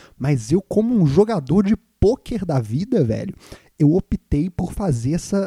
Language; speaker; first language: Portuguese; native; Portuguese